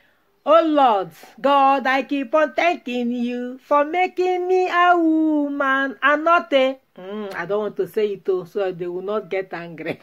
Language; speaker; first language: English; non-native, local second language; Igbo